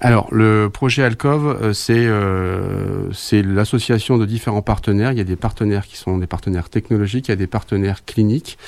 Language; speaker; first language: French; native; French